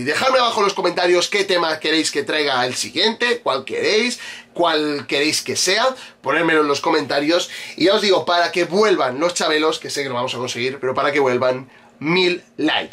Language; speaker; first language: Spanish; native; Spanish